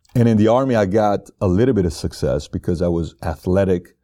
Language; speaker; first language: English; non-native, fluent; Persian